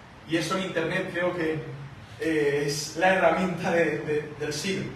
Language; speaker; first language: Spanish; native; Spanish